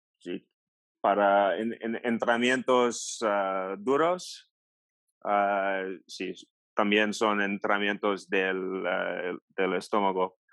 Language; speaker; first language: Spanish; non-native, learner; English